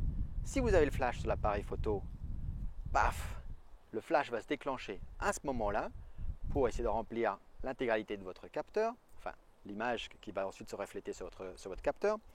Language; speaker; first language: French; native; French